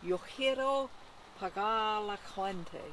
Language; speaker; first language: Spanish; non-native, learner; English